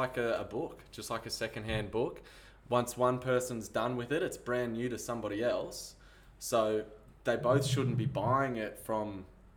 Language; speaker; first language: English; native; English